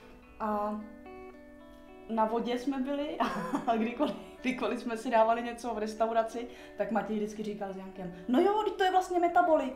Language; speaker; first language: Czech; native; Czech